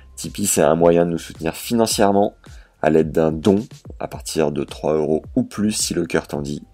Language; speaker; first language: French; native; French